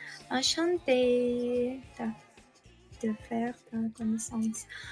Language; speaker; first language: French; non-native, learner; Russian